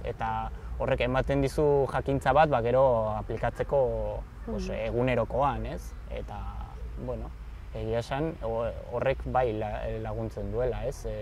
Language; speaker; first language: Basque; non-native, local second language; Spanish